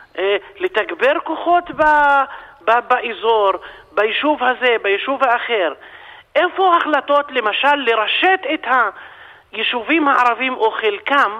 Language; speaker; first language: Hebrew; non-native, local second language; Arabic